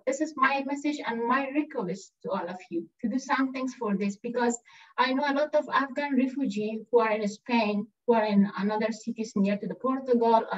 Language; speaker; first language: English; non-native, learner; Persian